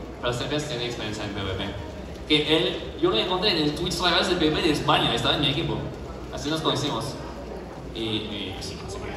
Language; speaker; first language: Spanish; non-native, fluent; French